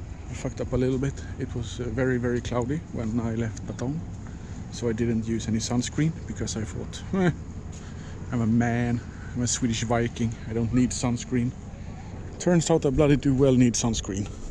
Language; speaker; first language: English; non-native, fluent; Swedish